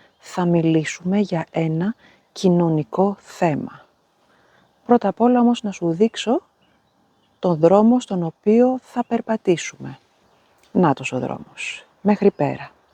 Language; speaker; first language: Greek; native; Greek